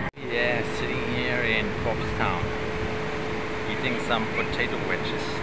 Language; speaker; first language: English; non-native, fluent; German